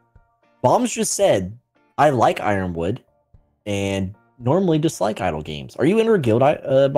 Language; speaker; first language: English; native; English